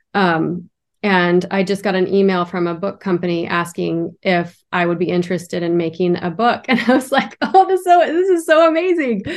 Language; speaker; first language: English; native; English